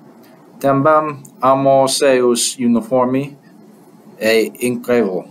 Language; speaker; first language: Portuguese; non-native, learner; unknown